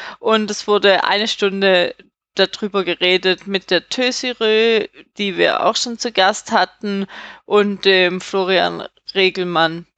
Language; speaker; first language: German; native; German